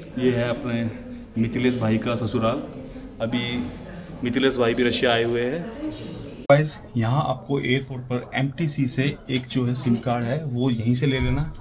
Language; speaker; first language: Hindi; native; Hindi